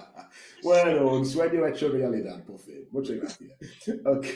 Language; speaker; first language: Spanish; non-native, fluent; English